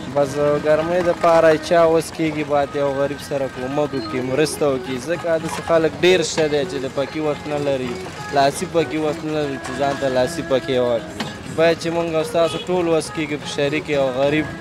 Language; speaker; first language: Pashto; native; Pashto